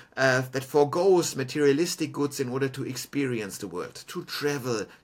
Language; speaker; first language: English; non-native, fluent; German